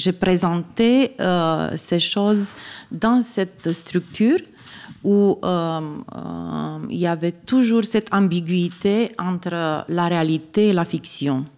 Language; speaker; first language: French; non-native, fluent; Romanian